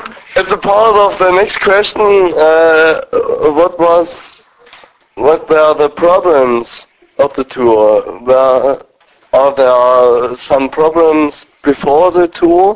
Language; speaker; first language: English; non-native, learner; German